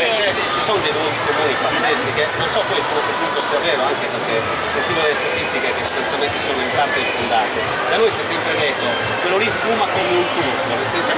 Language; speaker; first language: Italian; native; Italian